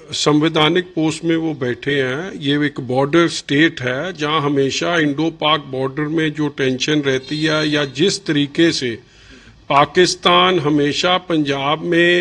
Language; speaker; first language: Hindi; non-native, local second language; Punjabi